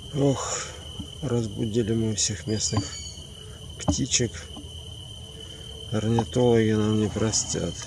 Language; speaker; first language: Russian; native; Russian